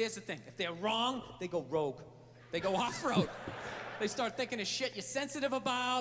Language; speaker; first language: English; native; English